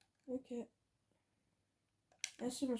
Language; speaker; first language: French; native; French